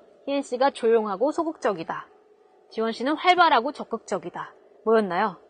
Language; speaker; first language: Korean; native; Korean